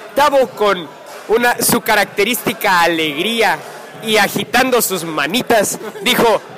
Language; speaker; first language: Spanish; native; Spanish